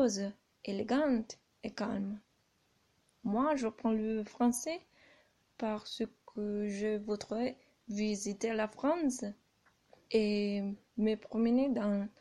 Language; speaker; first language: French; non-native, learner; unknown